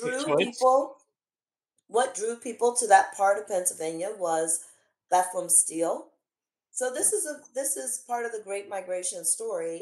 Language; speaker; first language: English; native; English